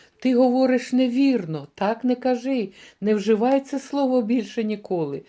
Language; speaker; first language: Ukrainian; native; Ukrainian